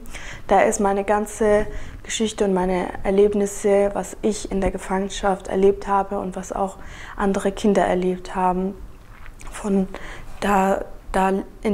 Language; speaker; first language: German; early bilingual, other home language; Kurdish